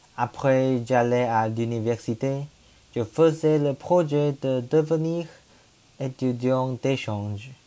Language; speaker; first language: French; non-native, learner; Chinese